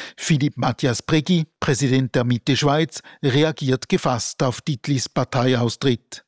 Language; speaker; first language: German; native; German